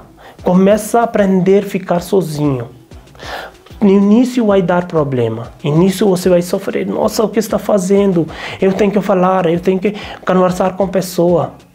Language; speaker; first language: Portuguese; non-native, learner; Hindi